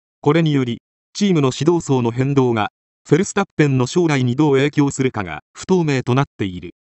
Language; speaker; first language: Japanese; native; Japanese